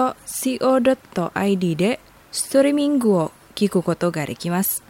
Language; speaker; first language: Japanese; non-native, fluent; Indonesian